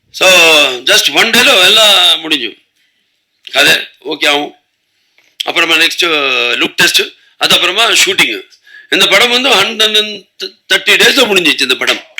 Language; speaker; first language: Tamil; non-native, local second language; Telugu